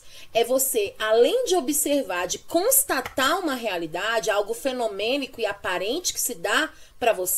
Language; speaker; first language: Portuguese; native; Portuguese